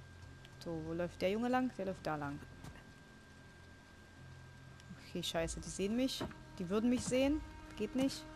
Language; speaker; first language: German; native; German